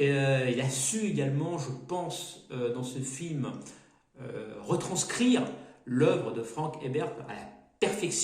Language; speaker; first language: French; native; French